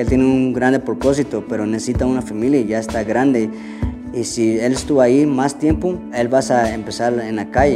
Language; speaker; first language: Spanish; early bilingual, heritage; Spanish